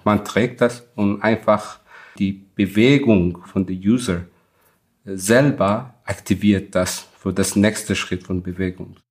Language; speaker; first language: German; non-native, fluent; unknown